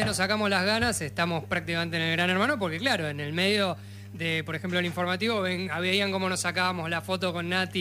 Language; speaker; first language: Spanish; native; Spanish